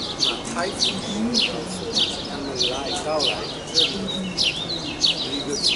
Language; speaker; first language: Chinese; non-native, fluent; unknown